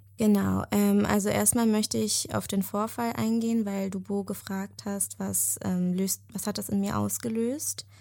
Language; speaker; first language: German; early bilingual, other home language; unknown